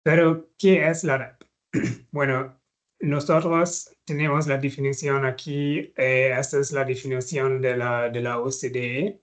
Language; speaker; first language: Spanish; non-native, fluent; German